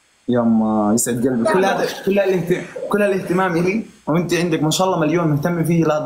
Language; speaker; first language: Arabic; native; Arabic